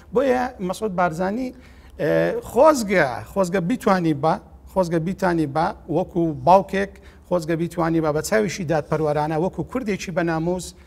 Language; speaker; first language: Central Kurdish; native; Central Kurdish